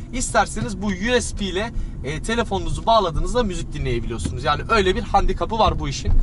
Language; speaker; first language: Turkish; native; Turkish